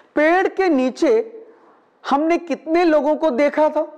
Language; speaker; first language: Hindi; non-native, local second language; Malayalam